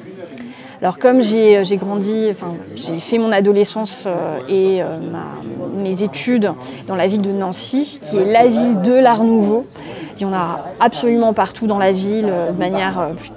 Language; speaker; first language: French; native; French